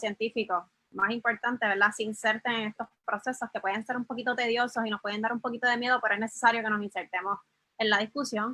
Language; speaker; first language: Spanish; native; Spanish